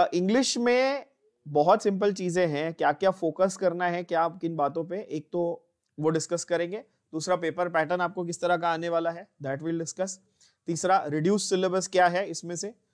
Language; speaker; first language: Hindi; native; Hindi